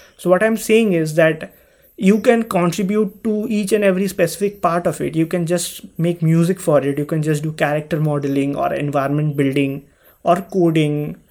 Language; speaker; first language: English; non-native, local second language; Hindi